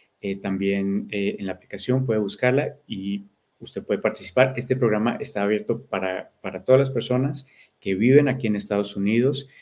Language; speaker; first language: Spanish; early bilingual, heritage; Spanish